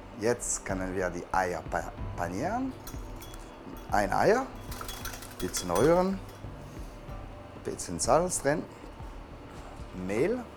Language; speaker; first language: German; non-native, learner; French